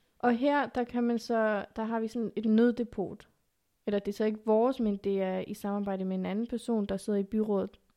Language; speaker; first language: Danish; early bilingual, other home language; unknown